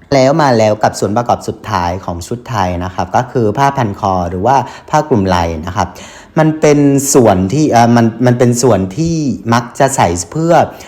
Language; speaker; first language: Thai; non-native, fluent; Vietnamese